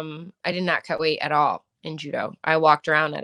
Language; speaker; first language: English; native; English